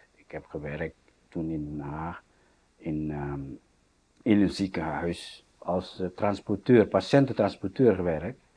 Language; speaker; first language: Dutch; non-native, fluent; Indonesian